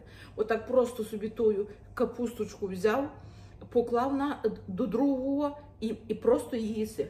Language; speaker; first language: Ukrainian; native; Ukrainian